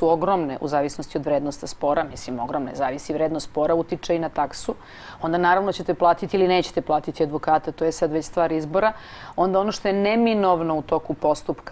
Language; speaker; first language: Croatian; native; Croatian